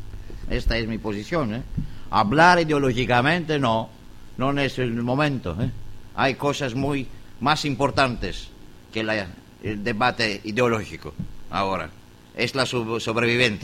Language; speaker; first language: Spanish; non-native, learner; Greek